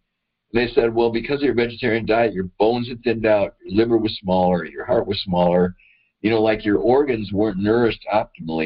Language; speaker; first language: English; native; English